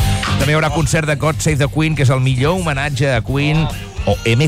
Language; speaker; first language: Catalan; native; Catalan